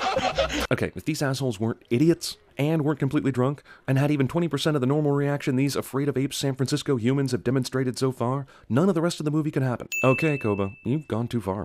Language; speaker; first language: English; native; English